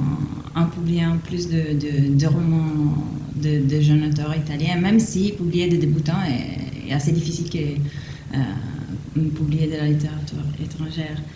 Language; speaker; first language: French; non-native, fluent; Italian